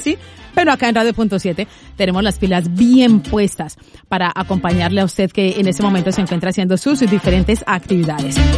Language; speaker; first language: Spanish; native; Spanish